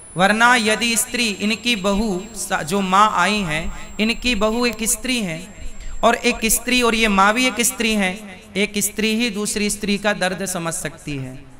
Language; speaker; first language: Hindi; native; Hindi